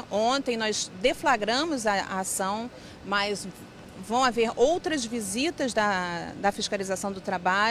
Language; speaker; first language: Portuguese; native; Portuguese